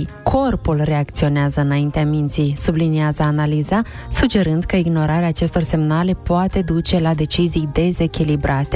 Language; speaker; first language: Romanian; native; Romanian